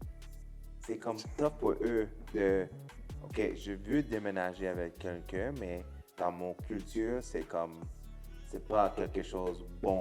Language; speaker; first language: French; non-native, local second language; English